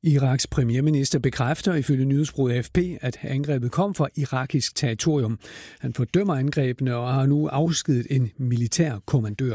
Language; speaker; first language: Danish; native; Danish